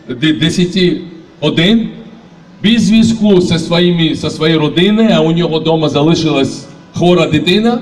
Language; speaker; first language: Ukrainian; non-native, fluent; Georgian